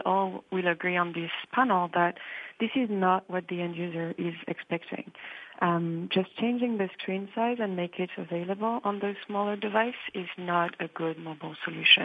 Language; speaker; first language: English; non-native, fluent; French